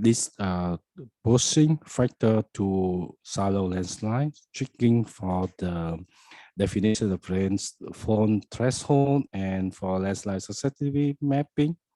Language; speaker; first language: English; non-native, fluent; Vietnamese